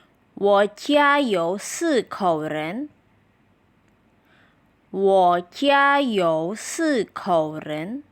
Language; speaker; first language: Chinese; non-native, fluent; Indonesian